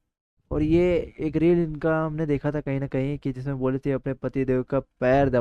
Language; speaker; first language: Hindi; native; Hindi